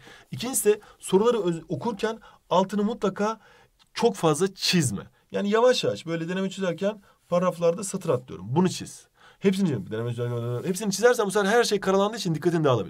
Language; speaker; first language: Turkish; native; Turkish